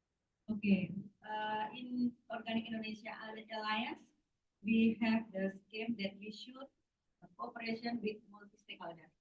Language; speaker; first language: English; non-native, learner; Indonesian